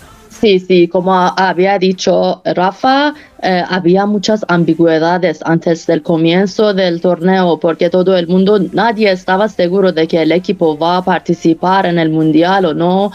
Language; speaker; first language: Spanish; non-native, local second language; Persian